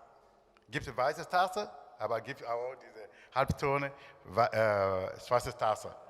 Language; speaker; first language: German; non-native, learner; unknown